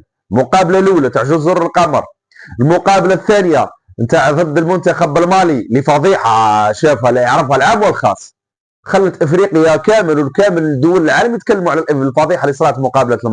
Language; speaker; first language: Arabic; native; Arabic